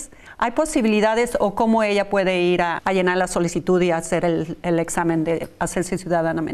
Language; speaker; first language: Spanish; native; Spanish